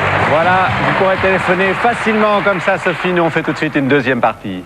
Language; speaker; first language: French; native; French